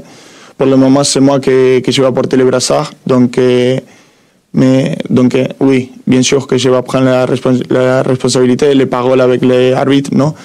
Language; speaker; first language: French; non-native, fluent; Spanish